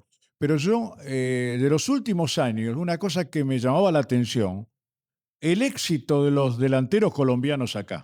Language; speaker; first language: Spanish; native; Spanish